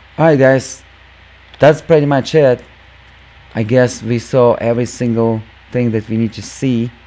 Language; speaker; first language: English; non-native, fluent; Russian